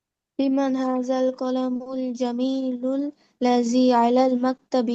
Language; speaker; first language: Arabic; non-native, learner; Bangla